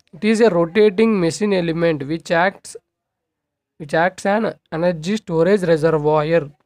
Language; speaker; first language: English; non-native, local second language; Telugu